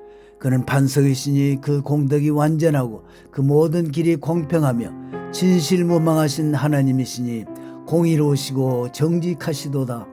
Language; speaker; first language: Korean; native; Korean